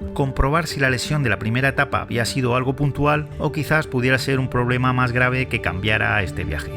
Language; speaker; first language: Spanish; native; Spanish